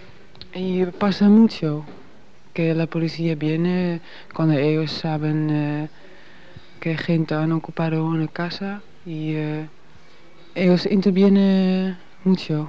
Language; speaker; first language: Spanish; non-native, learner; Dutch